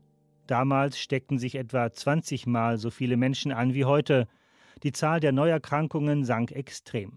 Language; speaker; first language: German; native; German